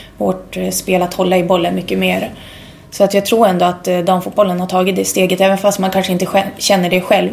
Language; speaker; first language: Swedish; native; Swedish